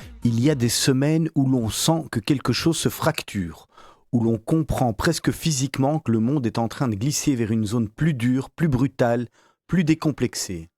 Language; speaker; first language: French; native; French